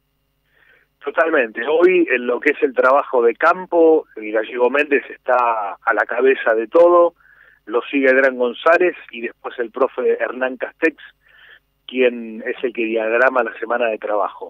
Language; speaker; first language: Spanish; native; Spanish